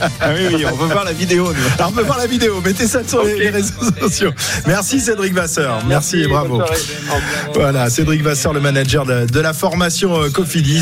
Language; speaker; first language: French; native; French